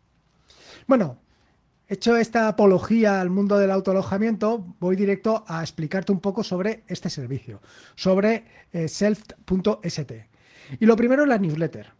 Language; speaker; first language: Spanish; native; Spanish